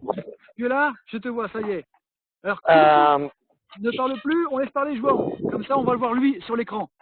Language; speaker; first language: French; native; French